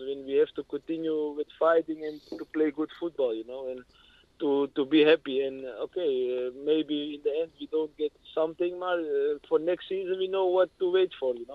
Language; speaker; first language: English; non-native, learner; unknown